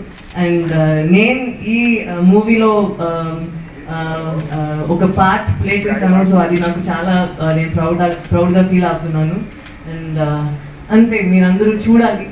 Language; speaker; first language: Telugu; non-native, local second language; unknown